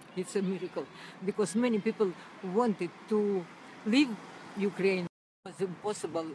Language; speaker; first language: English; non-native, fluent; Russian